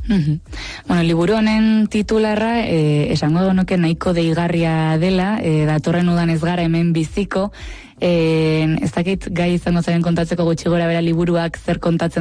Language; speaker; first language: Basque; native; Basque